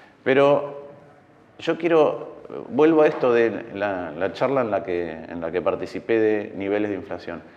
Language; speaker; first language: Spanish; native; Spanish